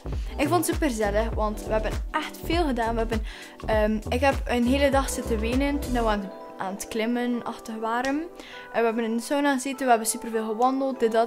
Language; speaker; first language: Dutch; native; Dutch